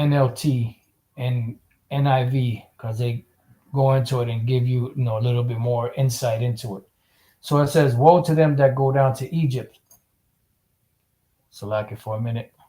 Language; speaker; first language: English; native; English